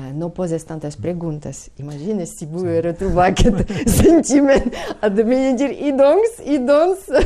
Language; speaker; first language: Catalan; non-native, fluent; Ukrainian